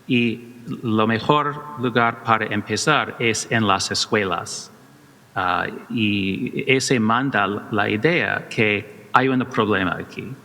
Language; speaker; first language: Spanish; non-native, learner; English